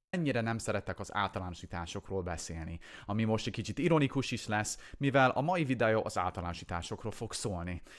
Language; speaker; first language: Hungarian; non-native, fluent; English